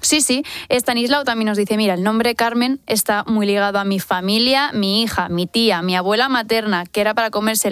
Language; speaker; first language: Spanish; native; Spanish